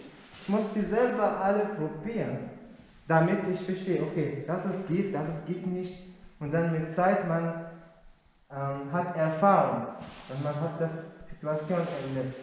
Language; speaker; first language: German; non-native, learner; Arabic